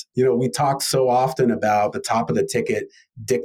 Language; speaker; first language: English; native; English